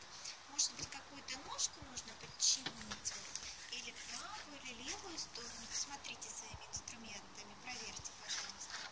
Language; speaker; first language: Russian; native; Russian